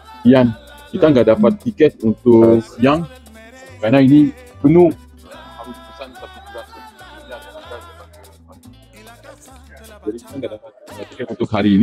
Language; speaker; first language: Indonesian; non-native, fluent; Spanish